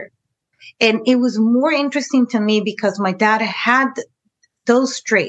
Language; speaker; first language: English; native; English